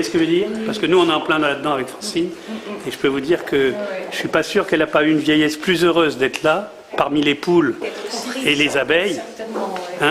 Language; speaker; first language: French; native; French